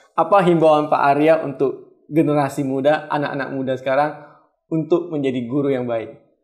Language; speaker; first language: Indonesian; non-native, local second language; Hakka Chinese